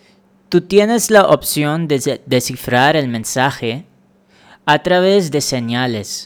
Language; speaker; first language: Spanish; non-native, fluent; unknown